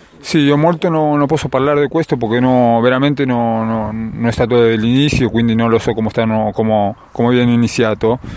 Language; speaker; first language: Italian; non-native, learner; Spanish